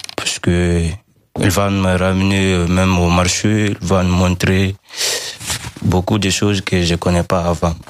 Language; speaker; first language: French; non-native, learner; Fula